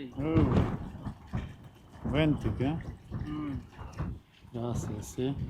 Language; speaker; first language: Spanish; non-native, learner; Urdu